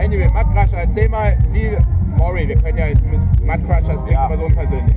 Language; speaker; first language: German; native; German